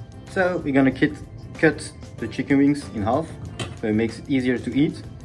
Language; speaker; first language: English; non-native, fluent; French